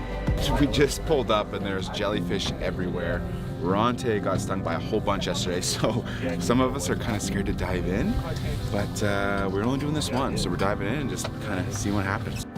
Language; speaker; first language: English; native; English